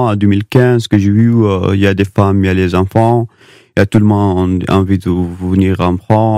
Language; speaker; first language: French; non-native, learner; Pashto